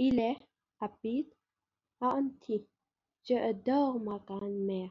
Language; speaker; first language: French; non-native, learner; Arabic